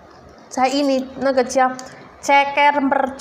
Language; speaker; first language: Chinese; non-native, learner; Indonesian